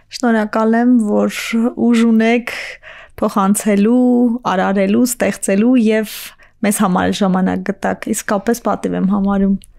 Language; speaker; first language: Armenian; native; Armenian